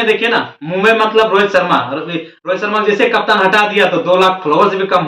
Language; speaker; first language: Hindi; native; Hindi